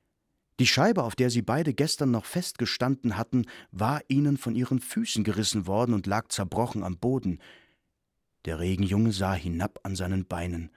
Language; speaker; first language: German; native; German